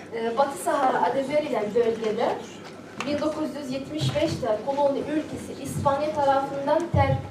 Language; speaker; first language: Turkish; non-native, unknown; Arabic